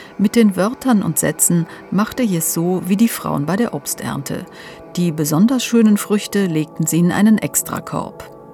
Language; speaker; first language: German; native; German